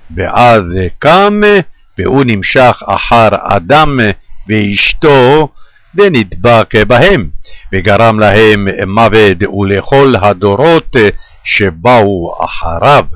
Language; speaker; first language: Hebrew; native; Hebrew